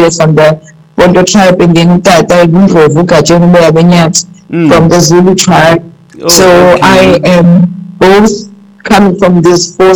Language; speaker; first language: English; non-native, local second language; Xhosa